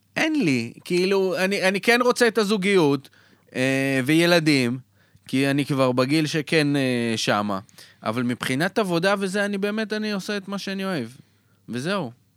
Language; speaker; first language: Hebrew; early bilingual, other home language; Russian